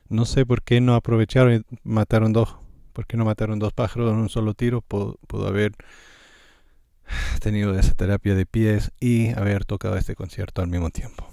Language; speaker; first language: Spanish; non-native, fluent; English